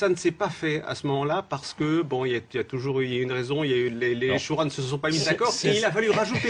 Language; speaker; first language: French; native; French